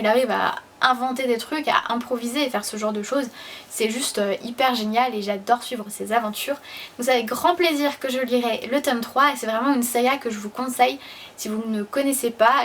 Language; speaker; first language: French; native; French